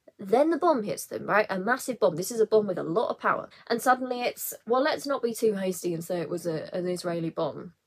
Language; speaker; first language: English; native; English